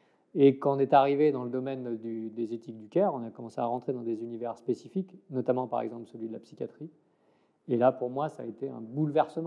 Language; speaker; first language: French; native; French